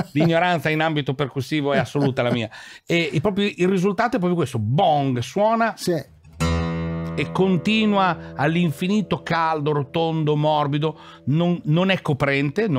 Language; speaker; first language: Italian; native; Italian